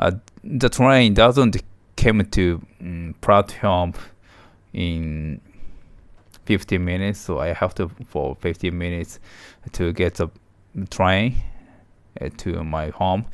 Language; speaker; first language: English; non-native, learner; Japanese